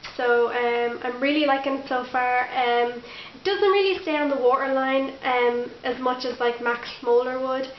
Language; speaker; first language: English; native; English